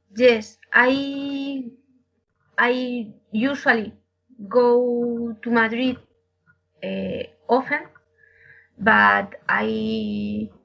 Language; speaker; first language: English; non-native, learner; Spanish